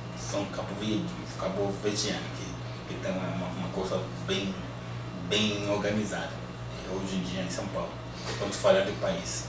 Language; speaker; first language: Portuguese; non-native, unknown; Yoruba